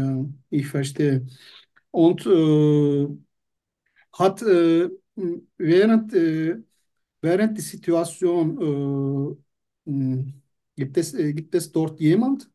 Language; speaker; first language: German; non-native, learner; Turkish